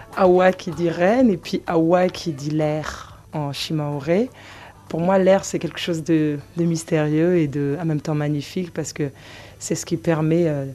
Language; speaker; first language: French; non-native, local second language; Comorian